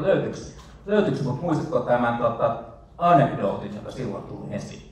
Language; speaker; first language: Finnish; native; Finnish